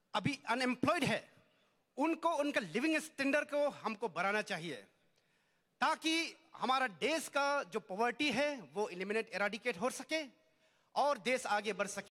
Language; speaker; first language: Hindi; non-native, local second language; Nyishi